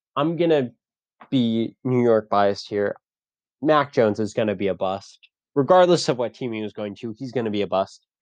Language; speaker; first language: English; native; English